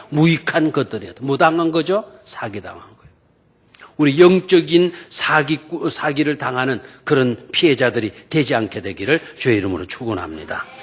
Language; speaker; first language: Korean; native; Korean